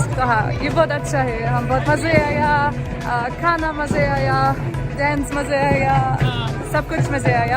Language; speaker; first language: Hindi; non-native, learner; German